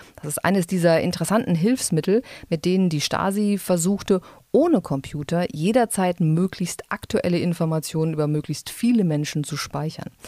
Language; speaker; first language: German; native; German